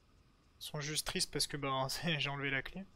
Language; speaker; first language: French; native; French